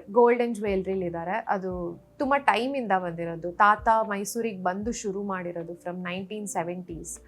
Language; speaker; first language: Kannada; non-native, local second language; Rajasthani